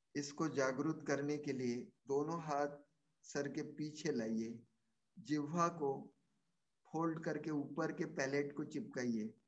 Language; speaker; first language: Hindi; non-native, local second language; Marathi